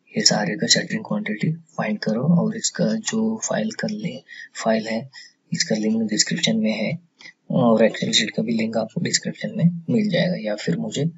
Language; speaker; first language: Hindi; native; Hindi